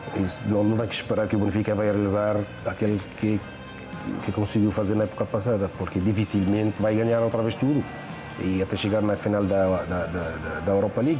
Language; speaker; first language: Portuguese; non-native, fluent; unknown